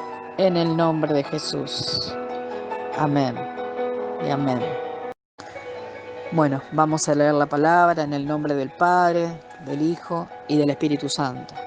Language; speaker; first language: Spanish; native; Spanish